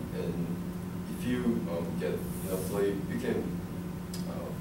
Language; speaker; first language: English; non-native, learner; Korean